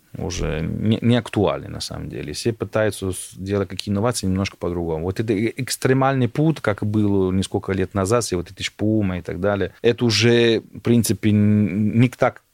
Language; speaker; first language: Russian; non-native, fluent; Italian